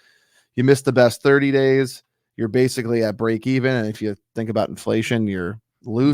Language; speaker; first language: English; native; English